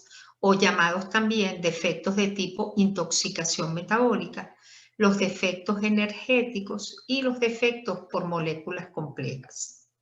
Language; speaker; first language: Spanish; native; Spanish